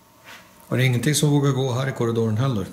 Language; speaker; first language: Swedish; native; Swedish